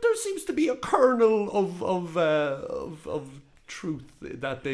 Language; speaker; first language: English; native; English